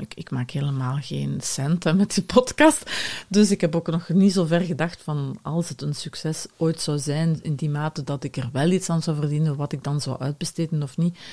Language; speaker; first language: Dutch; native; Dutch